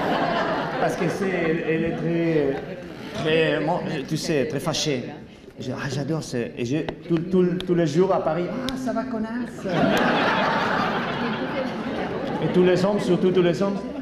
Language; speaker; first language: French; non-native, learner; Spanish